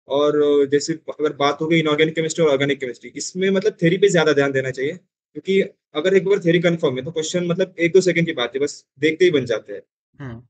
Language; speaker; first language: Hindi; non-native, local second language; Marathi